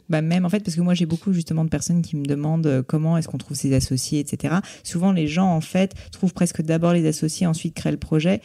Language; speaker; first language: French; native; French